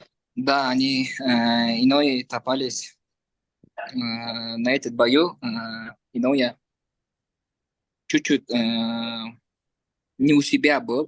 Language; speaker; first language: Russian; non-native, learner; Uzbek